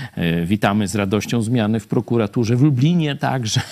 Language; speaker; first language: Polish; native; Polish